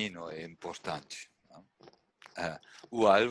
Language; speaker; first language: Portuguese; non-native, learner; German